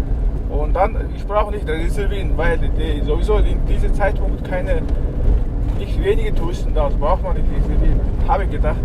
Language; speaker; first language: German; non-native, learner; Mongolian